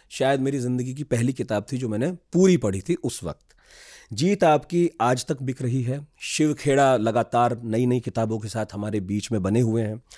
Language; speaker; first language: Hindi; native; Hindi